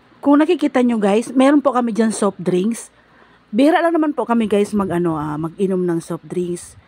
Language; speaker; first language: Filipino; non-native, local second language; Bikol